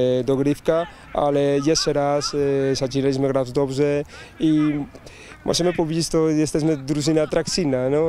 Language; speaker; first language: Polish; non-native, learner; Spanish